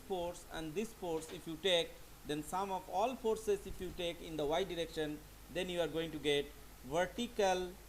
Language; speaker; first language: English; non-native, local second language; Bangla